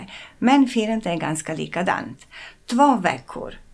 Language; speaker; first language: Swedish; non-native, fluent; Serbian